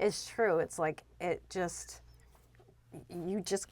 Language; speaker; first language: English; native; English